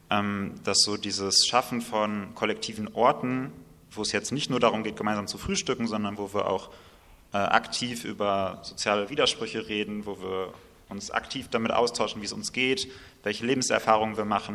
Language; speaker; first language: German; native; German